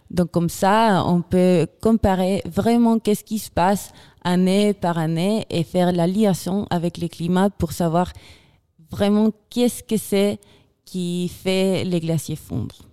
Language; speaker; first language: French; non-native, fluent; Spanish